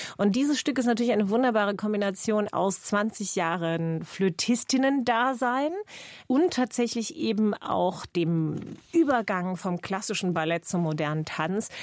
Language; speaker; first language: German; non-native, fluent; English